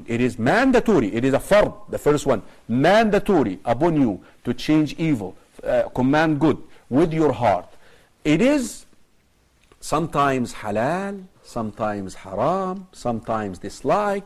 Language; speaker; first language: English; non-native, fluent; Arabic